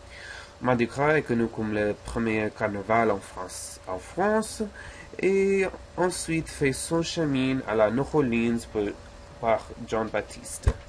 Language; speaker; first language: French; non-native, learner; English